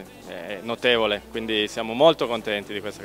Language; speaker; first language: Italian; native; Italian